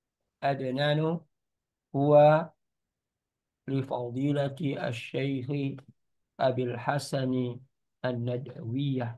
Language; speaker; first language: Arabic; non-native, learner; Indonesian